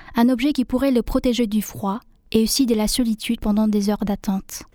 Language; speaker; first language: French; non-native, fluent; Vietnamese